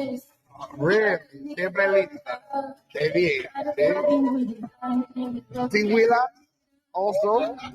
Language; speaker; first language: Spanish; non-native, learner; English